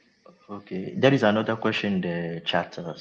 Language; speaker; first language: English; non-native, local second language; French